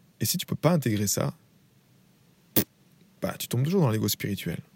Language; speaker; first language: French; native; French